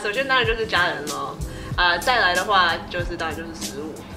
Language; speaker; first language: Chinese; early bilingual, heritage; Chinese